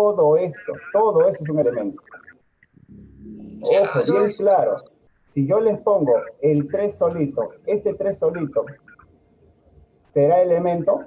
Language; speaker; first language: Spanish; native; Spanish